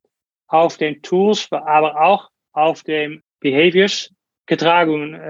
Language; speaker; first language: German; non-native, learner; Dutch